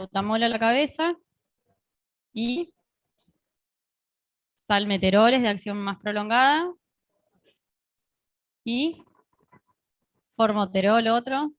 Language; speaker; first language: Spanish; native; Spanish